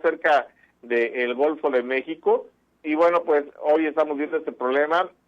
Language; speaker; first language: Spanish; native; Spanish